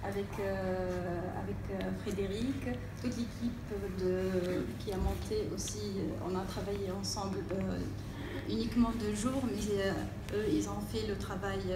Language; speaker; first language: French; non-native, local second language; Arabic